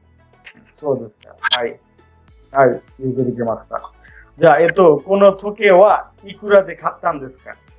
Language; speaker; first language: Japanese; non-native, fluent; Bangla